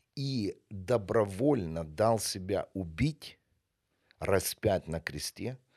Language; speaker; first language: Russian; non-native, local second language; Ukrainian